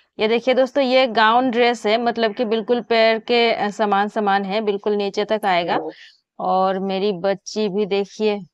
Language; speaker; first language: Hindi; non-native, local second language; Bangla